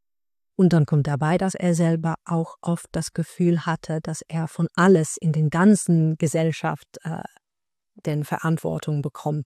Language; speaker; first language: German; non-native, fluent; Dutch